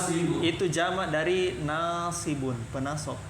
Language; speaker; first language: Indonesian; native; Indonesian